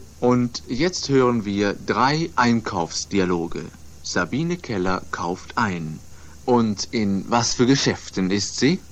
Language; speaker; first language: German; non-native, fluent; Swedish